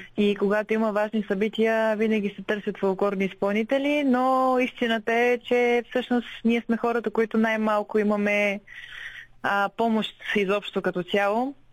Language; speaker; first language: Bulgarian; native; Bulgarian